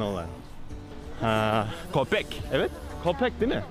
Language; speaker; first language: Turkish; non-native, learner; Indonesian